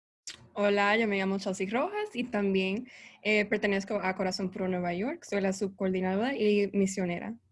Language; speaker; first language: Spanish; early bilingual, heritage; Spanish